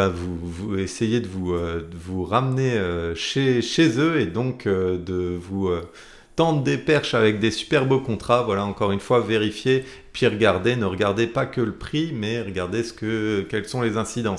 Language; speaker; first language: French; native; French